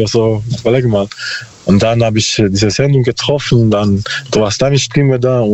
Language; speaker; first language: German; non-native, learner; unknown